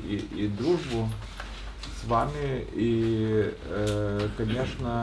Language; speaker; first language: Russian; non-native, fluent; Lithuanian